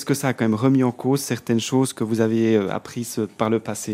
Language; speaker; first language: French; native; French